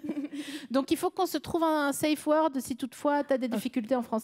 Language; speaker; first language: French; native; French